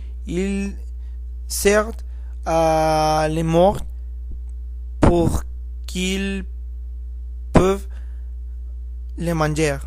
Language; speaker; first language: French; non-native, learner; Spanish